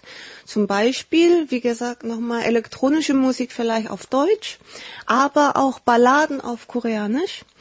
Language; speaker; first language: German; early bilingual, heritage; Korean